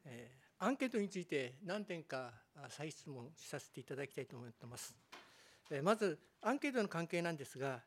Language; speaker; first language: Japanese; native; Japanese